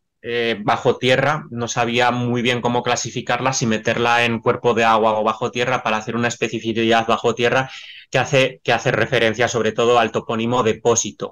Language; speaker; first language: Spanish; native; Spanish